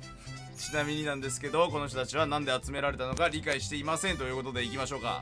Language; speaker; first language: Japanese; native; Japanese